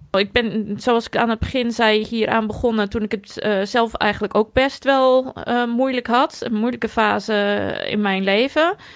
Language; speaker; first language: Dutch; native; Dutch